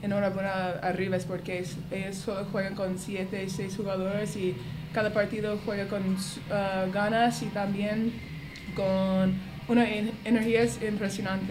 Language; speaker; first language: Spanish; non-native, fluent; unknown